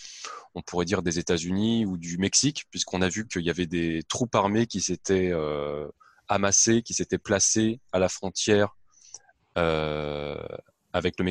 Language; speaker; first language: French; native; French